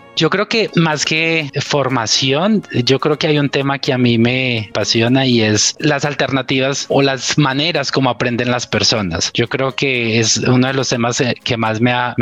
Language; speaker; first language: Spanish; native; Spanish